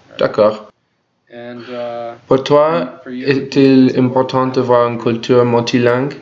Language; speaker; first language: French; non-native, learner; English